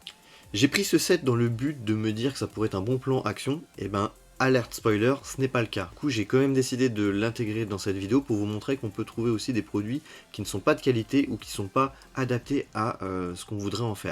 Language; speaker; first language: French; native; French